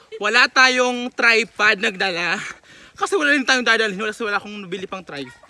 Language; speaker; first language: Filipino; non-native, local second language; Waray